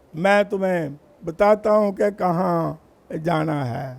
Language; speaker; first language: Urdu; non-native, local second language; Punjabi